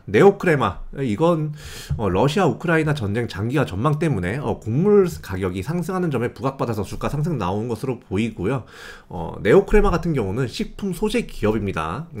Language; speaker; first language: Korean; native; Korean